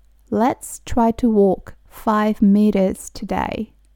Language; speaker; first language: English; non-native, fluent; Japanese